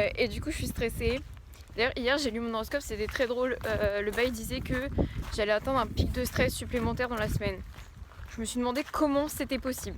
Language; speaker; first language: French; native; French